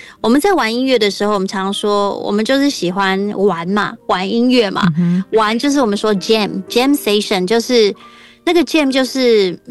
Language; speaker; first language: Chinese; non-native, local second language; Hakka Chinese